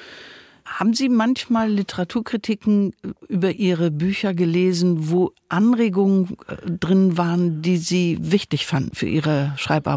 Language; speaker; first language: German; native; German